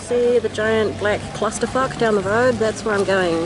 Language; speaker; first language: English; native; English